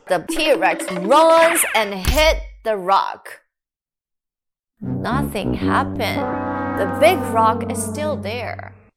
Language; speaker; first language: English; non-native, fluent; Chinese